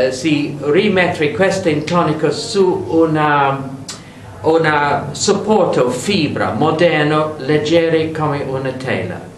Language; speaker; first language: Italian; non-native, learner; English